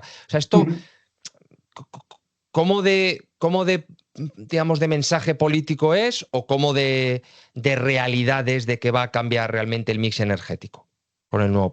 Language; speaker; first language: Spanish; native; Spanish